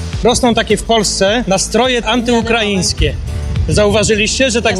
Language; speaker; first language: Polish; native; Polish